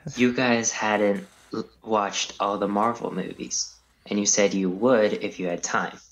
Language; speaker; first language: English; native; English